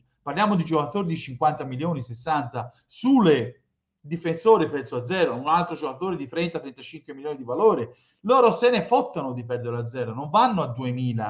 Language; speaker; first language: Italian; native; Italian